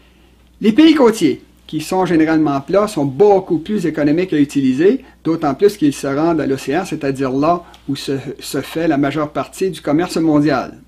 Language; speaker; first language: French; native; French